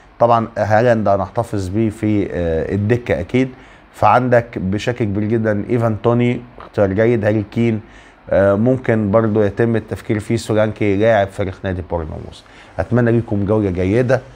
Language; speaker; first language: Arabic; native; Arabic